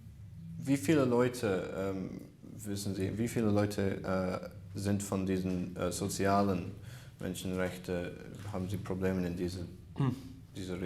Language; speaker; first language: German; non-native, learner; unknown